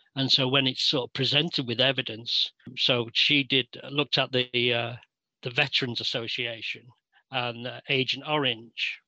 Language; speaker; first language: English; native; English